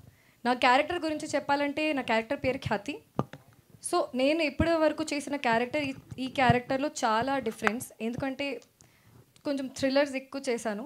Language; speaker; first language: Telugu; early bilingual, heritage; Telugu